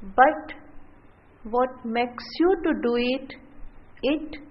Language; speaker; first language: English; non-native, local second language; Gujarati